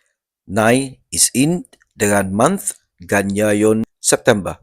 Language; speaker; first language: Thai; non-native, learner; English